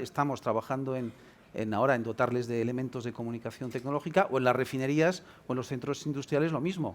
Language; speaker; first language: Spanish; native; Spanish